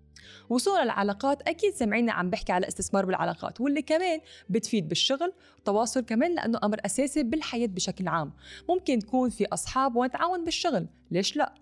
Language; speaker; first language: Arabic; native; Arabic